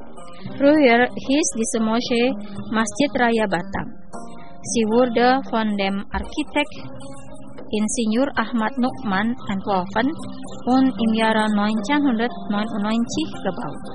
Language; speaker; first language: German; non-native, fluent; Indonesian